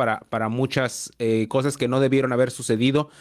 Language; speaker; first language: Spanish; native; Spanish